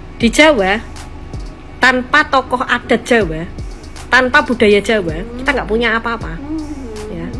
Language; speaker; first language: Indonesian; native; Indonesian